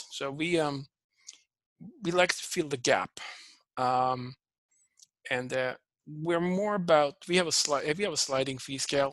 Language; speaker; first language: English; non-native, fluent; Swedish